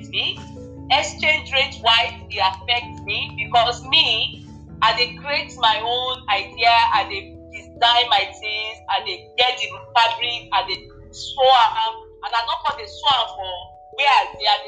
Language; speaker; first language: Nigerian Pidgin; non-native, local second language; Yoruba